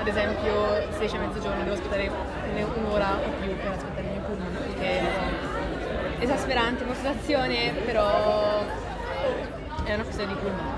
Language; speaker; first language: Italian; native; Italian